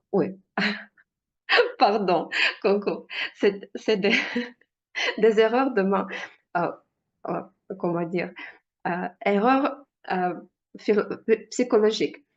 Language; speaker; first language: French; non-native, fluent; Russian